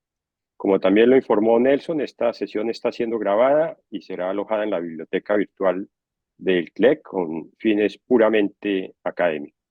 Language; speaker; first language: Spanish; native; Spanish